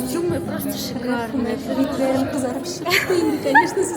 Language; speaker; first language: Russian; non-native, local second language; Tatar